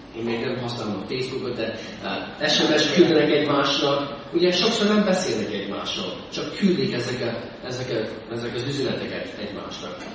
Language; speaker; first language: Hungarian; non-native, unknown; English